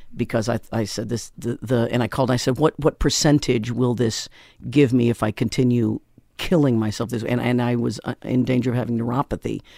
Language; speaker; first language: English; native; English